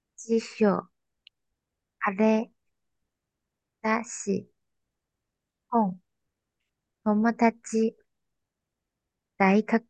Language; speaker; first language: Japanese; non-native, learner; Chinese